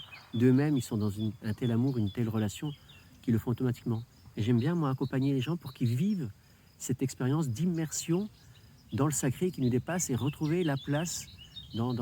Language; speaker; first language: French; native; French